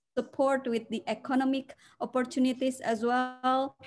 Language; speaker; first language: English; non-native, fluent; Indonesian